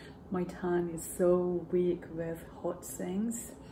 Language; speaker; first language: English; non-native, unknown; Japanese